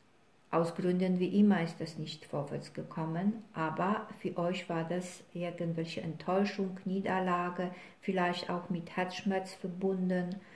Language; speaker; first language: German; non-native, fluent; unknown